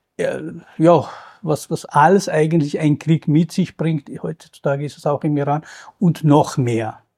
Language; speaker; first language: German; non-native, fluent; Kurdish